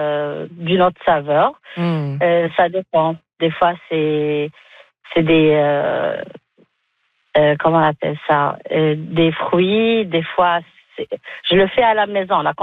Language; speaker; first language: French; non-native, local second language; Arabic